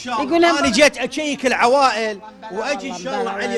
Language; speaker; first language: Arabic; native; Arabic